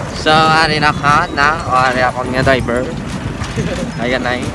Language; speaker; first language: Filipino; native; Filipino